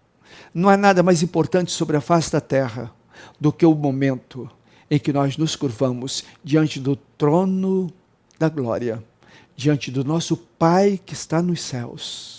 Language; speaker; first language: Portuguese; native; Portuguese